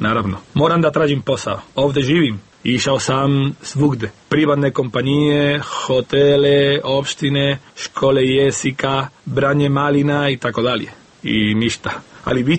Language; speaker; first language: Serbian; non-native, learner; Spanish